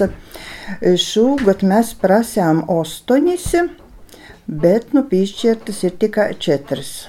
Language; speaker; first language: Latvian; native; Latvian